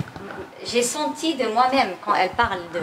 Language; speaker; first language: French; non-native, learner; Chinese